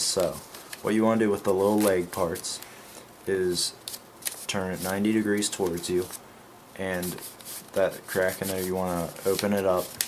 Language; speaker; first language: English; native; English